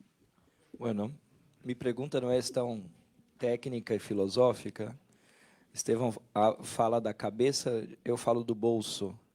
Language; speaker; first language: Portuguese; non-native, fluent; Spanish